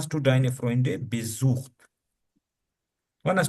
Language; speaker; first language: German; non-native, fluent; Urdu